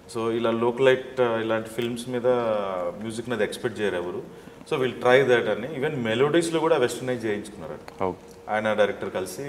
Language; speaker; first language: Telugu; native; Telugu